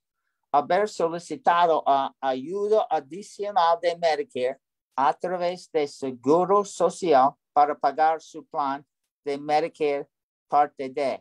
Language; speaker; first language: Spanish; non-native, learner; English